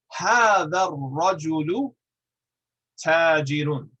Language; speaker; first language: Arabic; non-native, fluent; English